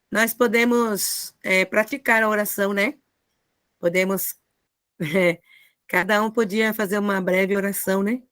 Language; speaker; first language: Portuguese; native; Portuguese